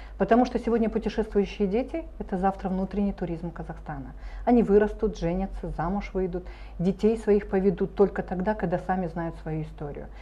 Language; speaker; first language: Russian; native; Russian